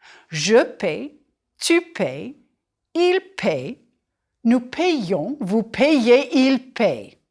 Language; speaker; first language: French; non-native, fluent; English